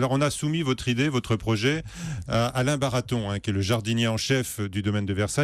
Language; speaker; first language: French; native; French